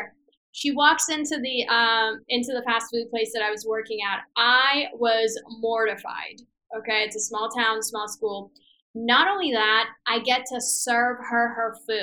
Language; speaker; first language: English; non-native, fluent; Persian